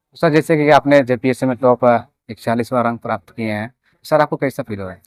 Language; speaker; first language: Hindi; native; Hindi